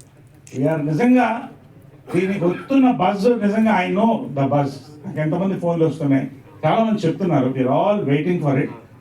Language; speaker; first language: Telugu; native; Telugu